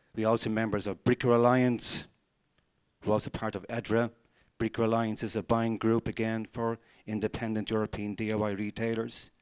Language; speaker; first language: English; native; English